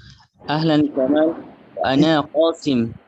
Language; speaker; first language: Arabic; non-native, learner; Indonesian